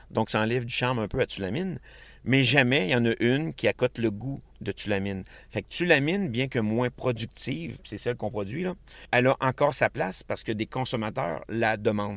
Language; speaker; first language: French; native; French